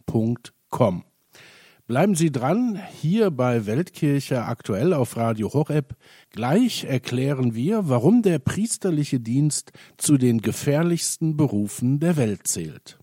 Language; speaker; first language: German; native; German